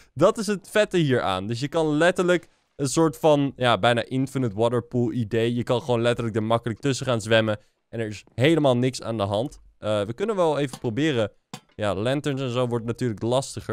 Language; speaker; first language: Dutch; native; Dutch